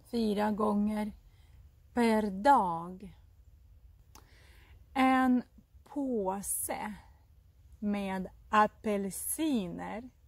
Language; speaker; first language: Swedish; non-native, fluent; Russian